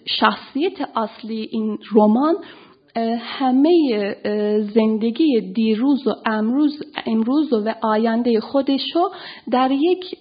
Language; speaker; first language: Persian; non-native, fluent; Turkish